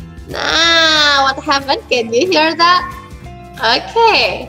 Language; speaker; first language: English; non-native, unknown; Indonesian